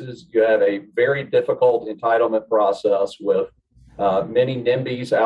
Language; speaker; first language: English; native; English